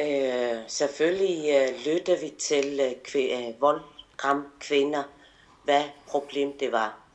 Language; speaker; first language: Danish; non-native, local second language; Kalaallisut